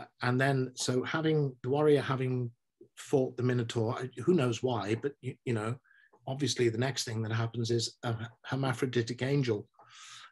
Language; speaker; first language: English; native; English